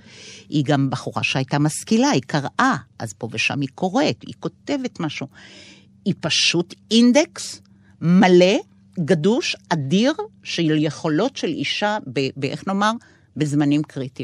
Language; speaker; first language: Hebrew; native; Hebrew